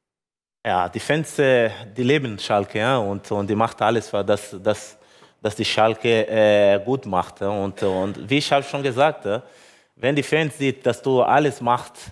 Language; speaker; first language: German; non-native, learner; Portuguese